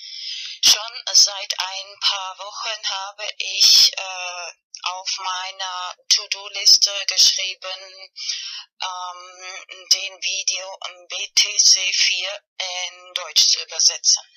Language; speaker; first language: German; non-native, fluent; Spanish